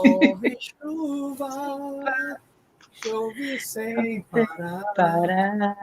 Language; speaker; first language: Portuguese; non-native, learner; English